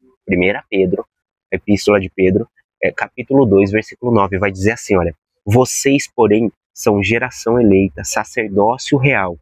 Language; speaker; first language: Portuguese; native; Portuguese